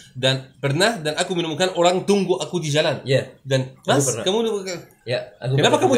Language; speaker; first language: Indonesian; non-native, learner; French